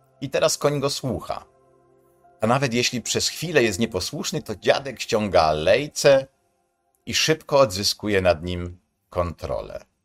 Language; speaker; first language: Polish; native; Polish